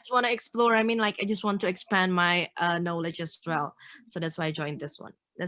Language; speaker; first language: English; non-native, fluent; Indonesian